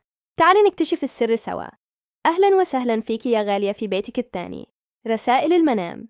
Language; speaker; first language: Arabic; native; Arabic